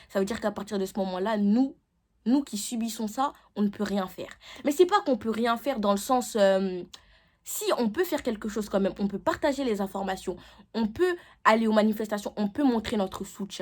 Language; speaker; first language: French; native; French